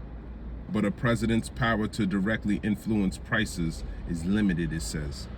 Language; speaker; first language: English; native; English